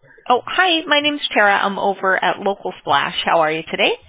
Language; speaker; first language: English; native; English